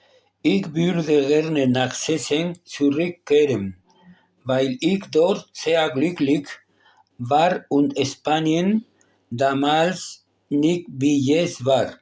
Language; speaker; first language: German; non-native, learner; Spanish